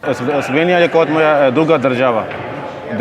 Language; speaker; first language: Slovenian; non-native, learner; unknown